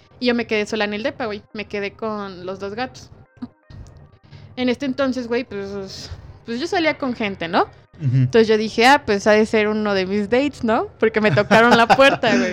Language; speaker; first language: Spanish; native; Spanish